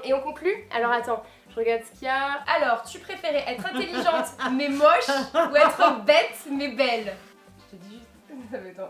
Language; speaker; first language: French; native; French